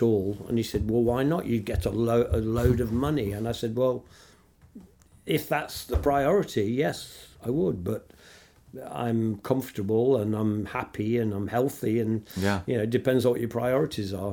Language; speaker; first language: English; native; English